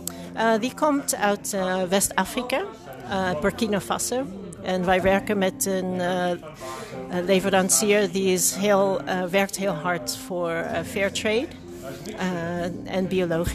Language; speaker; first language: Dutch; non-native, fluent; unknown